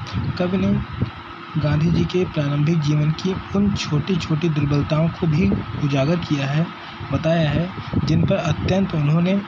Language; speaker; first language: Hindi; native; Hindi